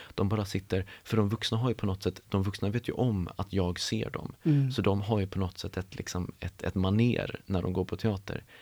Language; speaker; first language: Swedish; native; Swedish